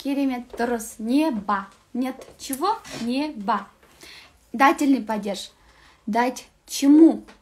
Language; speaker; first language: Russian; non-native, local second language; Kazakh